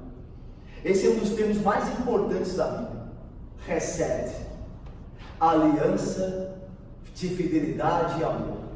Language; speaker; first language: Portuguese; native; Portuguese